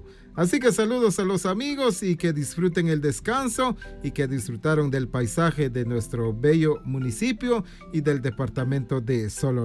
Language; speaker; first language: Spanish; non-native, local second language; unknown